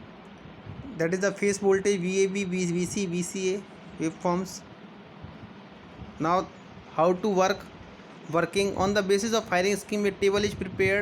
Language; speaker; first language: English; non-native, local second language; Hindi